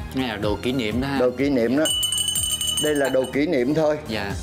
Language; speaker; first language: Vietnamese; native; Vietnamese